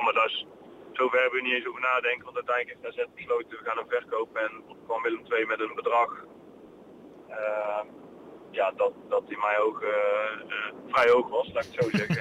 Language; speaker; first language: Dutch; native; Dutch